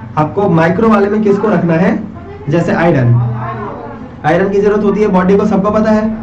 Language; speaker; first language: Hindi; native; Hindi